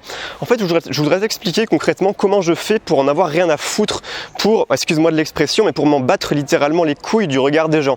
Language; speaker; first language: French; native; French